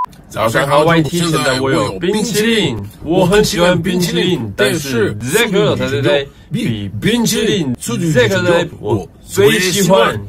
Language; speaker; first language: Chinese; non-native, learner; English